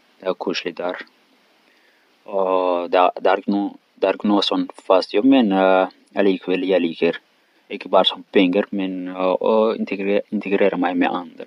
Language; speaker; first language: Swedish; non-native, learner; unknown